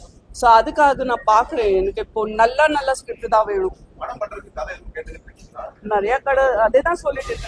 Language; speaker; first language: Tamil; non-native, fluent; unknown